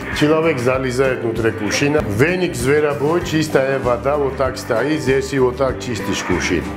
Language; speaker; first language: Russian; non-native, fluent; Georgian